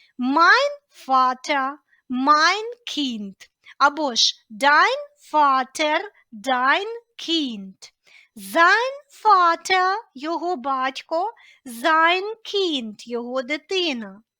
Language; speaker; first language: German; non-native, fluent; Ukrainian